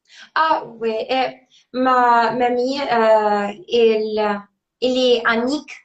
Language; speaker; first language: French; non-native, learner; Spanish